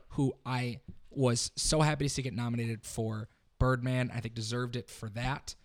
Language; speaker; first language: English; native; English